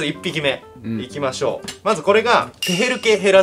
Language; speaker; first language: Japanese; native; Japanese